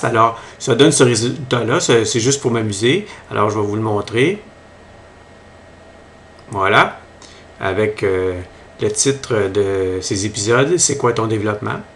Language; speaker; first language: French; native; French